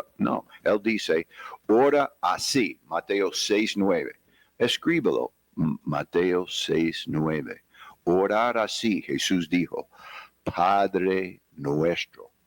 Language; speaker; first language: Spanish; non-native, fluent; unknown